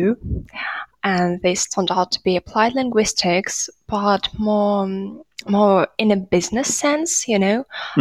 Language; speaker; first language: English; non-native, fluent; Russian